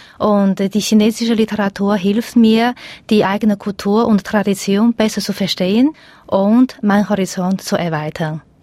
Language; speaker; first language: German; non-native, fluent; Chinese